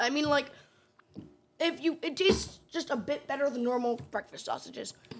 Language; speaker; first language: English; native; English